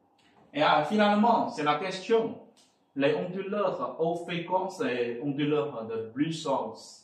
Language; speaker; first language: French; non-native, fluent; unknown